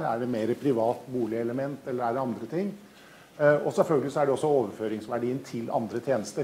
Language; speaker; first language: Norwegian; native; Norwegian